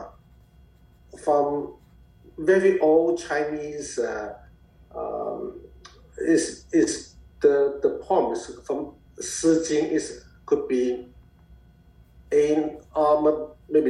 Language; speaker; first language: English; non-native, fluent; Chinese